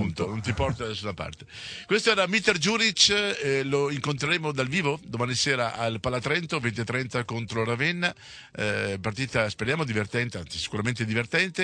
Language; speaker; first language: Italian; native; Italian